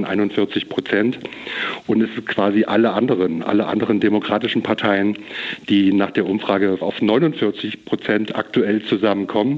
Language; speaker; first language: German; native; German